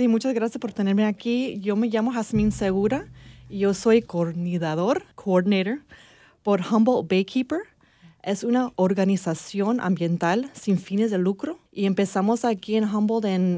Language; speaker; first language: Spanish; early bilingual, heritage; English